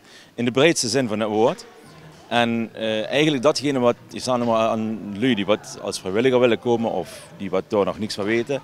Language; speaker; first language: Dutch; native; Dutch